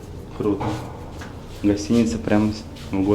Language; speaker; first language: Russian; native; Russian